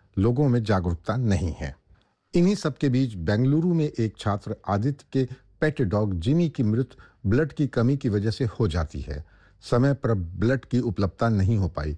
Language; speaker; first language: Hindi; native; Hindi